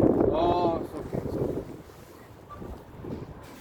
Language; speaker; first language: English; non-native, learner; Spanish